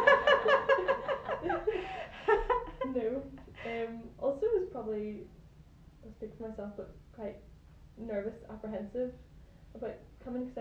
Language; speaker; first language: English; native; English